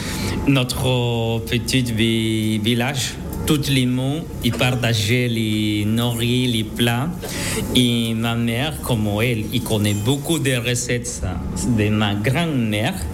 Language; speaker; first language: French; non-native, learner; Spanish